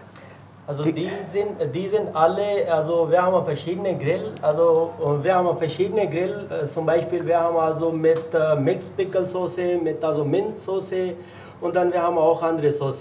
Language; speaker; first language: German; non-native, learner; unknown